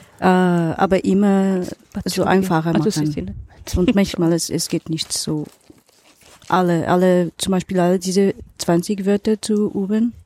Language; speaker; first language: German; non-native, learner; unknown